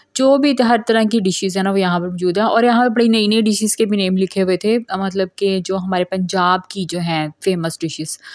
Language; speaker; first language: Urdu; non-native, local second language; Punjabi